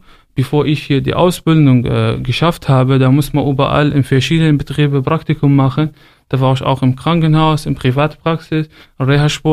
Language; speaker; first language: German; non-native, fluent; Arabic